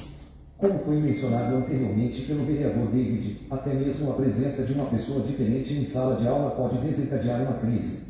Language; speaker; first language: Portuguese; native; Portuguese